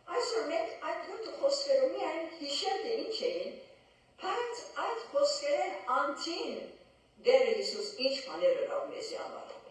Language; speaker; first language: Armenian; early bilingual, heritage; Armenian